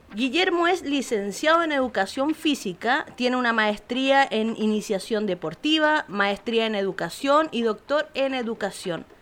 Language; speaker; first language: Spanish; native; Spanish